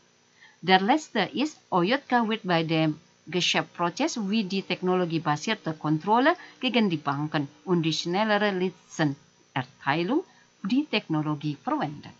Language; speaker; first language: German; non-native, fluent; Indonesian